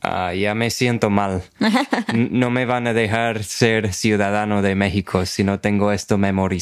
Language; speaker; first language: Spanish; non-native, fluent; English